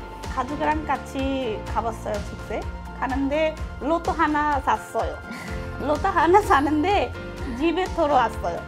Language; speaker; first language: Korean; non-native, learner; Bangla